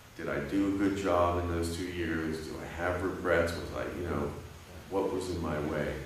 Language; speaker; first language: English; native; English